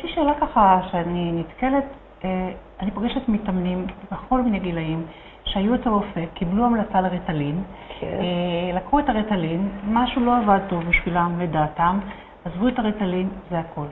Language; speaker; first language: Hebrew; native; Hebrew